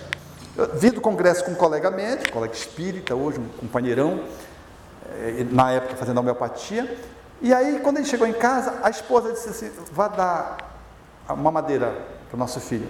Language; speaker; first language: Portuguese; native; Portuguese